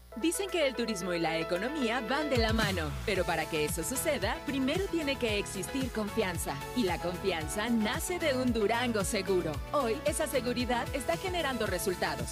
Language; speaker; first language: Spanish; native; Spanish